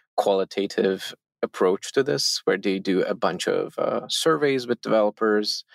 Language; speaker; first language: English; non-native, fluent; Turkish